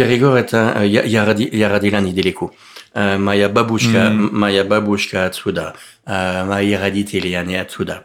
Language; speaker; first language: Russian; non-native, learner; French